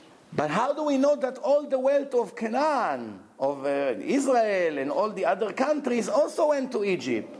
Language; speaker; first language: English; non-native, fluent; Hebrew